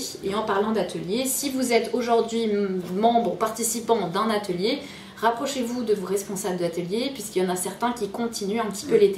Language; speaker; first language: French; native; French